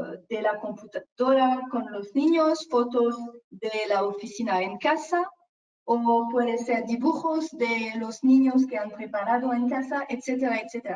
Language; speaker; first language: Spanish; non-native, fluent; French